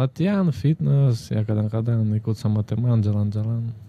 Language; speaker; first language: Indonesian; non-native, fluent; Russian